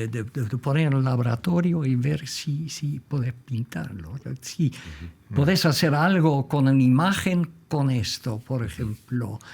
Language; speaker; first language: Spanish; non-native, fluent; Dutch